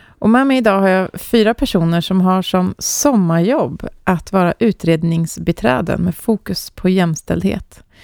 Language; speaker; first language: Swedish; native; Swedish